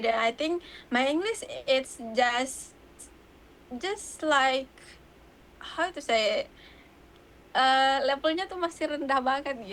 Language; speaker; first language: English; non-native, learner; Indonesian